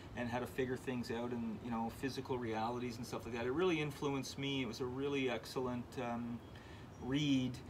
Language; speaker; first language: English; native; English